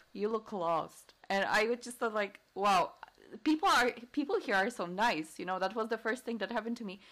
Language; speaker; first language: English; non-native, fluent; Polish